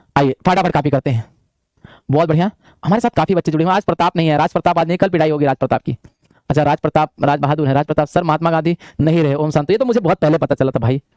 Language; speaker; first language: Hindi; native; Hindi